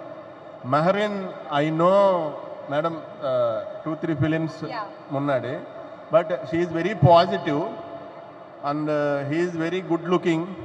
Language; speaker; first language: Tamil; non-native, learner; Telugu